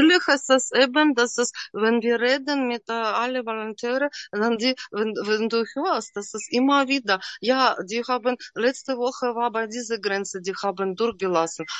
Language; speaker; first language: German; non-native, learner; Russian